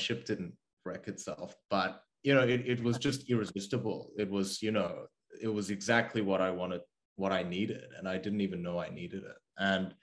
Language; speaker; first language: English; early bilingual, other home language; Korean